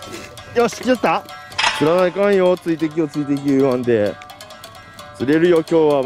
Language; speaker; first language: Japanese; native; Japanese